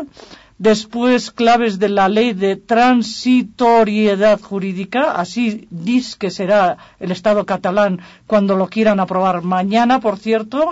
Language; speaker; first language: Spanish; native; Spanish